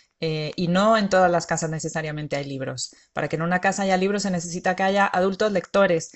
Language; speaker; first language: Spanish; native; Spanish